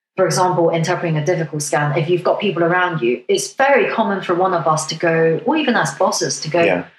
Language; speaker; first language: English; non-native, local second language; Cantonese